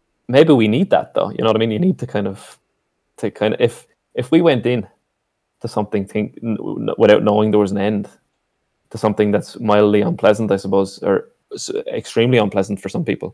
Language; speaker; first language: English; native; English